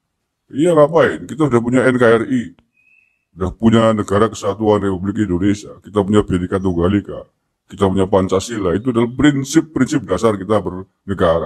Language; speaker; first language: Indonesian; native; Indonesian